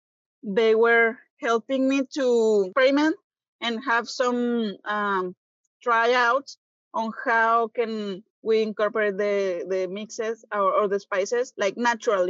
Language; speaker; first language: English; non-native, fluent; Spanish